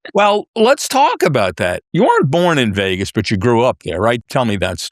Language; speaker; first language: English; native; English